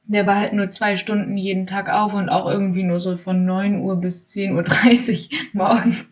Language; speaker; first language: German; native; German